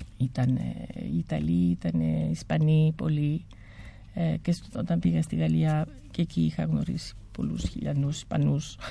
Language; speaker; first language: Greek; early bilingual, heritage; Greek